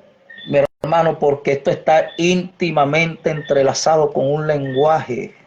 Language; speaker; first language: Spanish; native; Spanish